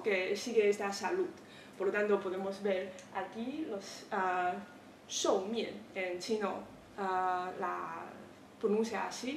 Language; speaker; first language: Spanish; non-native, fluent; Chinese